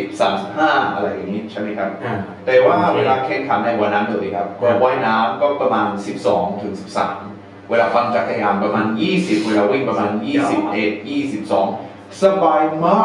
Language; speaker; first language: Thai; non-native, fluent; English